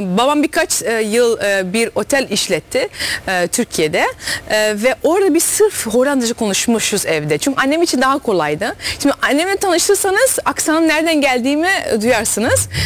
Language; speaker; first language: Turkish; early bilingual, heritage; Dutch